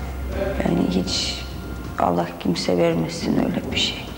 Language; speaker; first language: Turkish; non-native, learner; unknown